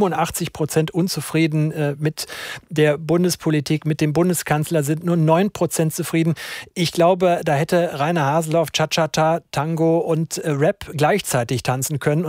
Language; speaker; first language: German; native; German